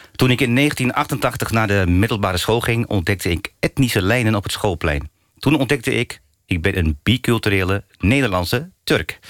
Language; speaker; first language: Dutch; early bilingual, other home language; Turkish